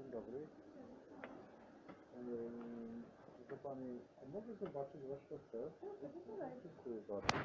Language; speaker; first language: Polish; non-native, learner; Serbian